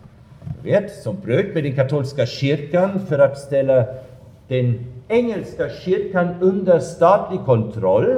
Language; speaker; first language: Swedish; non-native, fluent; German